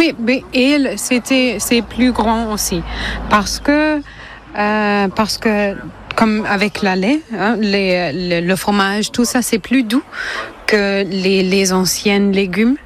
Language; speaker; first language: French; non-native, learner; German